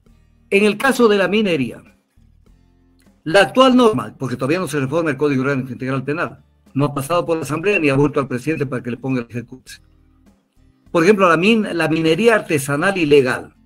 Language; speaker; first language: Spanish; native; Spanish